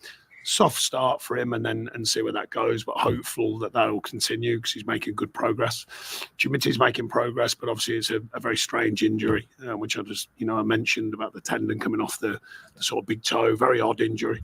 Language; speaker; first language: English; native; English